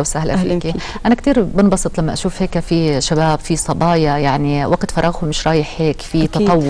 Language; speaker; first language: Arabic; native; Arabic